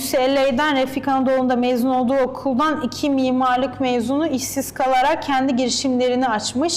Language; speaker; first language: Turkish; native; Turkish